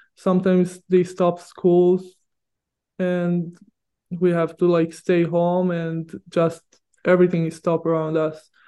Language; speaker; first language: English; non-native, fluent; Hebrew